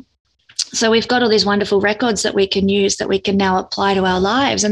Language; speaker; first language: English; native; English